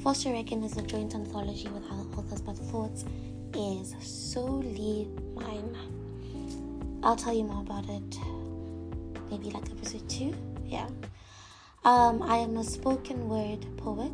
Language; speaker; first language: English; non-native, local second language; Tswana